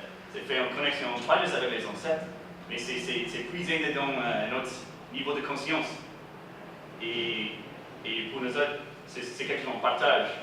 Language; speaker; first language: French; early bilingual, heritage; English